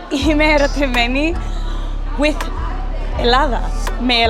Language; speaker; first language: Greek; non-native, learner; Portuguese